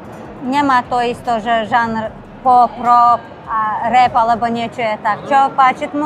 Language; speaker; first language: Slovak; non-native, learner; Azerbaijani